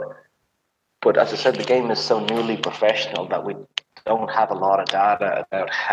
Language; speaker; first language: English; native; English